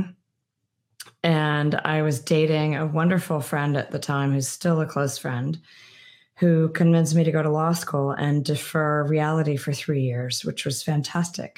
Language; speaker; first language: English; native; English